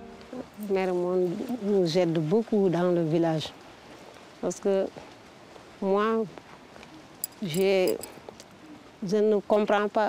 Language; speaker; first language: French; non-native, learner; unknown